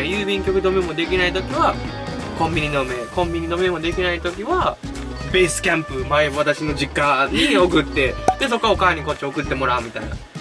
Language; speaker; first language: Japanese; native; Japanese